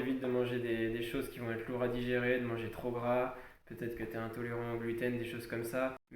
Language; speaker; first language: French; native; French